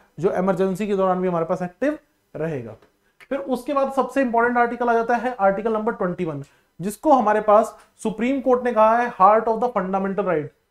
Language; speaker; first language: Hindi; non-native, local second language; Punjabi